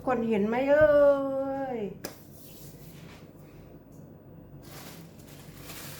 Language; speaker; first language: Thai; native; Thai